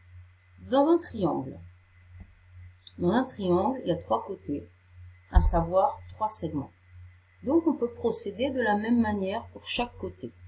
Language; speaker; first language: French; native; French